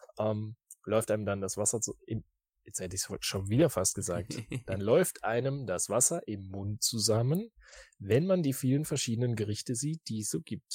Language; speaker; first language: German; native; German